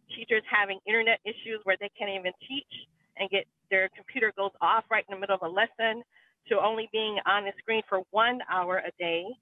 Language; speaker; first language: English; native; English